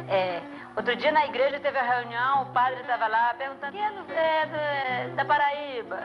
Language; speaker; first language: Portuguese; native; Portuguese